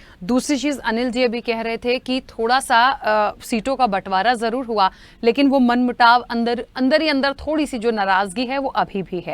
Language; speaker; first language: Hindi; native; Hindi